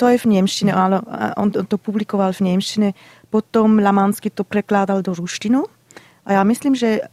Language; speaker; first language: Slovak; non-native, learner; German